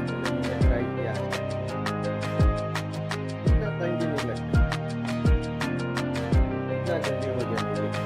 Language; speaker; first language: Hindi; non-native, local second language; Bodo